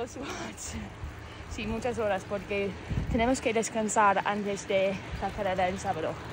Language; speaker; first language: Spanish; non-native, fluent; English